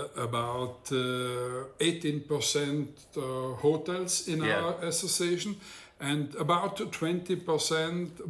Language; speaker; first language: English; non-native, learner; Italian